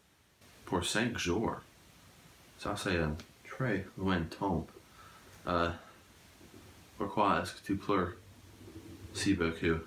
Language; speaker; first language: French; non-native, learner; English